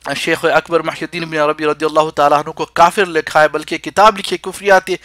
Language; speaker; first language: Urdu; native; Urdu